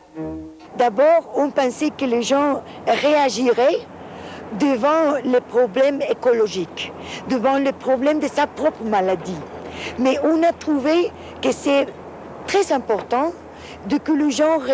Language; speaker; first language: French; non-native, fluent; Spanish